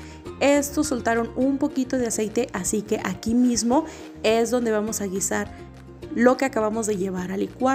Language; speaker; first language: Spanish; native; Spanish